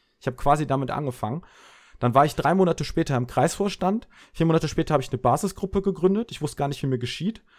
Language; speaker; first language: German; early bilingual, other home language; Serbian